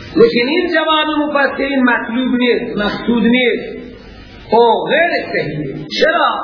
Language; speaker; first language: Persian; non-native, local second language; Baluchi